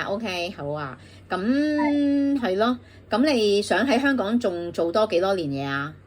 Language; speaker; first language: Cantonese; native; Cantonese